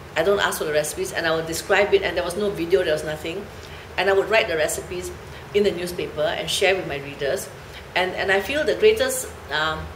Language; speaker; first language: English; native; English